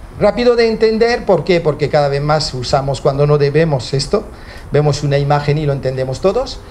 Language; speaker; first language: Spanish; early bilingual, heritage; Spanish